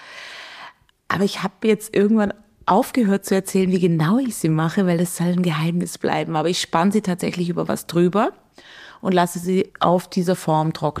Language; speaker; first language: German; native; German